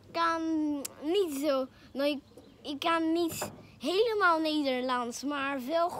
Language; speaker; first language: Dutch; early bilingual, other home language; Russian